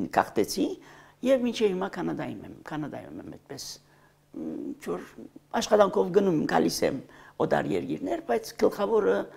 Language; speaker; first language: Armenian; early bilingual, heritage; Armenian